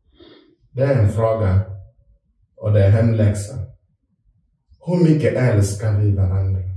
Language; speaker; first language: Swedish; non-native, fluent; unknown